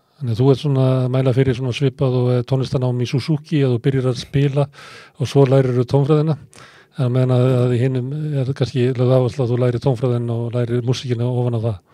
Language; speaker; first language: Icelandic; native; Icelandic